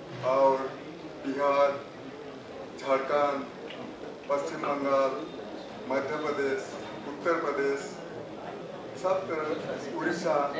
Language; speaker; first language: Hindi; non-native, local second language; Odia